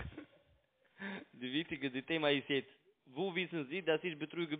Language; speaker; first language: German; non-native, learner; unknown